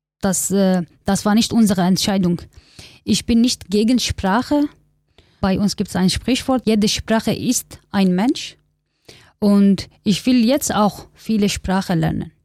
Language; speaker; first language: German; non-native, learner; Kurdish